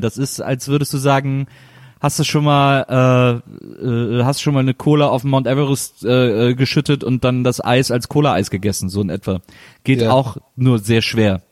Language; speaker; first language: German; native; German